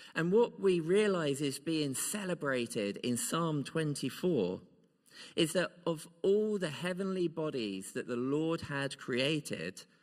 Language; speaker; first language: English; native; English